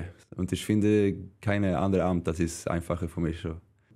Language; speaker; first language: German; non-native, learner; Swedish